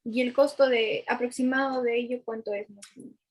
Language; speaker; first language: Spanish; native; Spanish